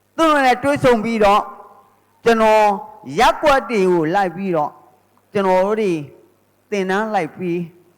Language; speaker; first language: Burmese; native; Burmese